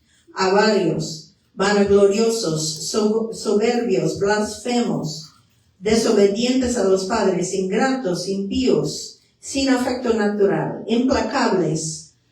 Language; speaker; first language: Spanish; non-native, fluent; English